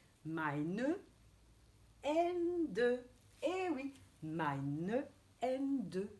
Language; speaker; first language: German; non-native, fluent; French